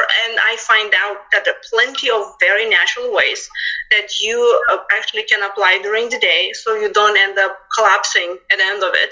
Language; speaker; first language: English; non-native, fluent; Lithuanian